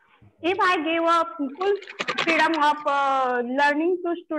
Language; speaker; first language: English; non-native, local second language; Marathi